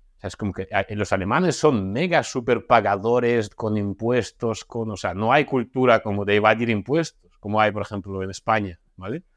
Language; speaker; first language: Spanish; non-native, fluent; Russian